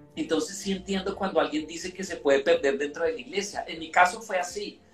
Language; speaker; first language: Spanish; native; Spanish